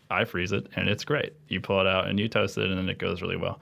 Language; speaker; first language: English; native; English